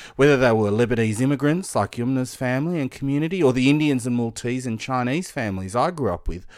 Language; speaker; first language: English; native; English